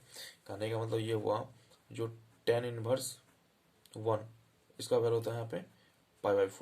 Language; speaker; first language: Hindi; native; Hindi